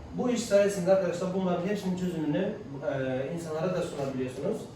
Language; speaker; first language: Turkish; non-native, fluent; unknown